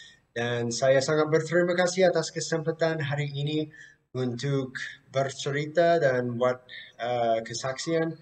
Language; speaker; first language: Indonesian; non-native, fluent; English